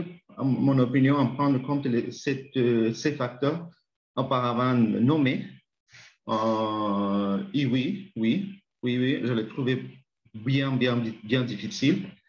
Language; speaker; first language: French; non-native, learner; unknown